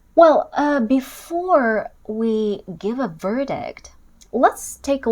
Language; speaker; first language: English; non-native, fluent; Russian